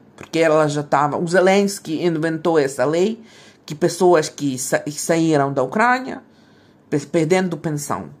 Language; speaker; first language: Portuguese; non-native, fluent; Ukrainian